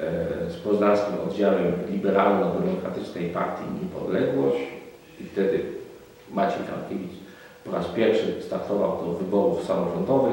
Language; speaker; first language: Polish; native; Polish